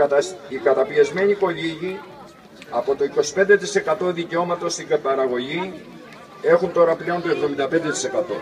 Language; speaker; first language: Greek; native; Greek